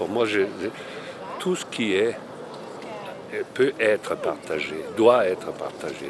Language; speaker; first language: French; non-native, fluent; Italian